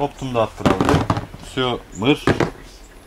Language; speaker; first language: Russian; non-native, learner; Turkish